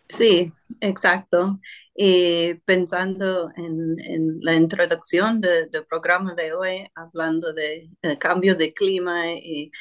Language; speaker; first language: Spanish; non-native, fluent; English